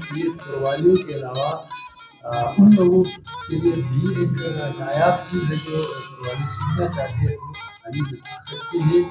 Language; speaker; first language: Urdu; non-native, local second language; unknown